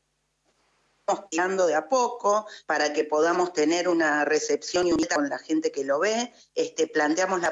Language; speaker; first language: Spanish; native; Spanish